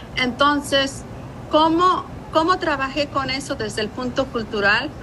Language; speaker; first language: Spanish; native; Spanish